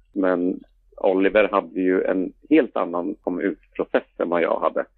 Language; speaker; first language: Swedish; native; Swedish